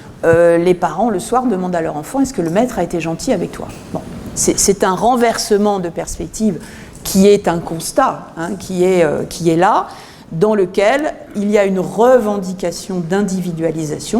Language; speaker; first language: French; native; French